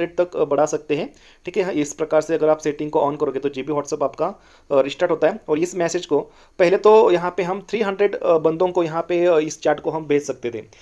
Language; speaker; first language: Hindi; non-native, local second language; Marathi